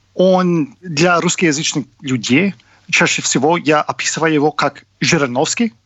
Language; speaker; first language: Russian; non-native, fluent; English